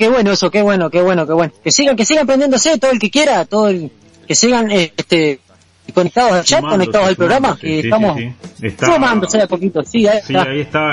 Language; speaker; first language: Spanish; native; Spanish